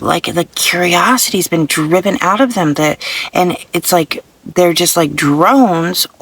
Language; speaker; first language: English; native; English